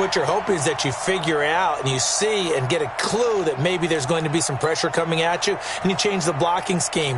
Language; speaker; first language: English; native; English